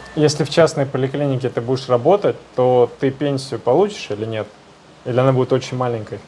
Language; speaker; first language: Russian; native; Russian